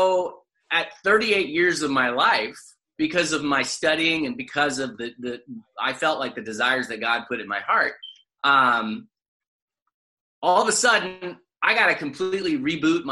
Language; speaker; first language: English; native; English